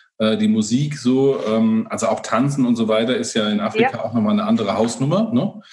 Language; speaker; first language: German; native; German